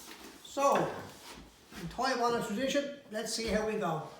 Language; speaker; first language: English; native; English